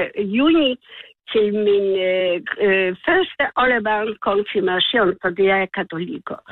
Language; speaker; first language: Danish; non-native, learner; Polish